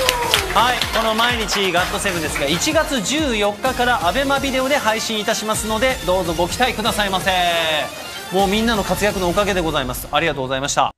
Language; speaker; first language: Japanese; native; Japanese